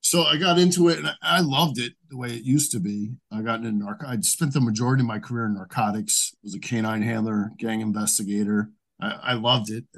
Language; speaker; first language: English; native; English